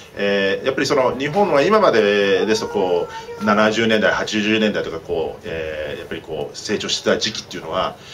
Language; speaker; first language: Japanese; early bilingual, heritage; Japanese